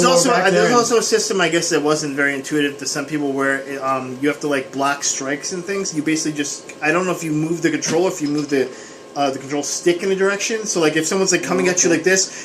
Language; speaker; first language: English; native; English